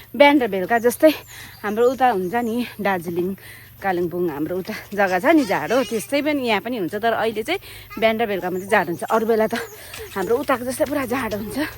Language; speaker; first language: Nepali; native; Nepali